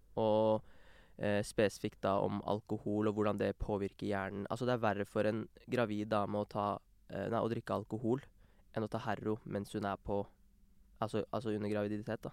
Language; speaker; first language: Norwegian; early bilingual, other home language; Urdu